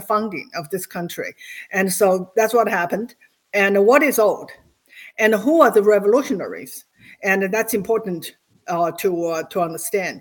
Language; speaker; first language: English; non-native, fluent; Chinese